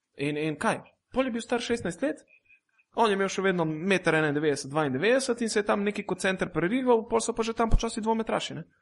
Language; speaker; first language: Slovenian; native; Slovenian